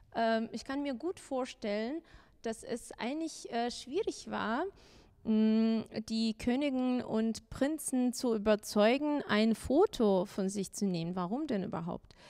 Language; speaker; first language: German; non-native, fluent; Azerbaijani